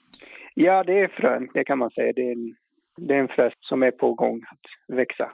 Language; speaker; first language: Swedish; non-native, fluent; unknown